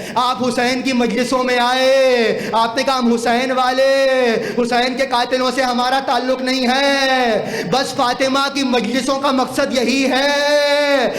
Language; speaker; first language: Urdu; native; Urdu